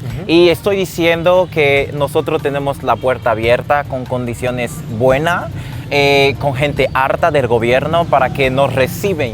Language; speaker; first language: Spanish; non-native, fluent; Haitian Creole